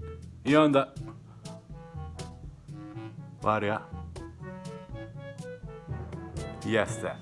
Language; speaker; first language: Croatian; non-native, local second language; Hungarian